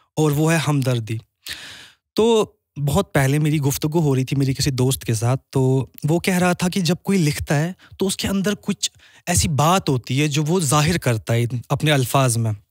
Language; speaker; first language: Hindi; non-native, local second language; Kashmiri